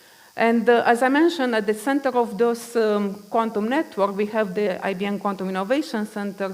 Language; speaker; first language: English; non-native, fluent; Romanian